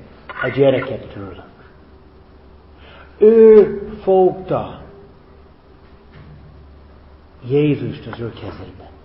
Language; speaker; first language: Hungarian; non-native, fluent; English